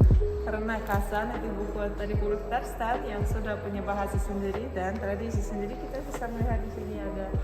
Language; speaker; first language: Indonesian; non-native, fluent; Russian